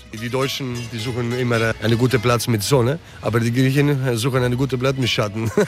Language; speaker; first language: German; early bilingual, other home language; Greek